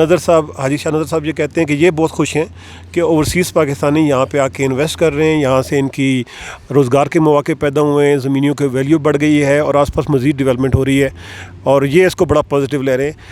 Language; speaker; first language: Urdu; native; Urdu